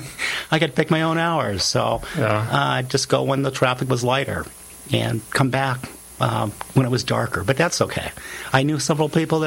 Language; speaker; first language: English; native; English